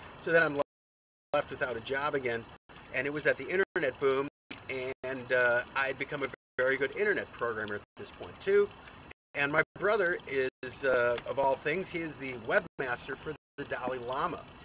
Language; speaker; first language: English; native; English